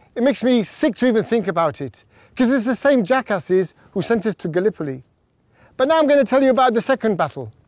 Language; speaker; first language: English; native; English